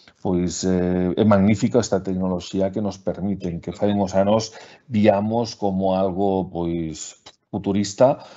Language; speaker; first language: Galician; non-native, local second language; Spanish